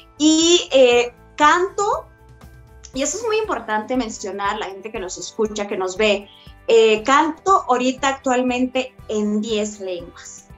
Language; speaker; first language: Spanish; non-native, local second language; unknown